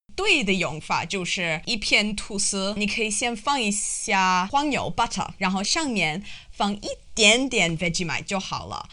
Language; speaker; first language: Chinese; non-native, fluent; English